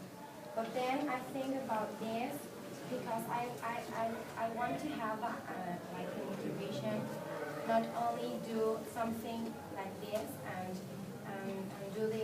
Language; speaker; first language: English; non-native, learner; Spanish